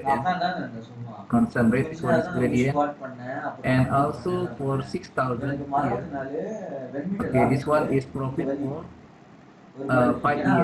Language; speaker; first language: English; non-native, fluent; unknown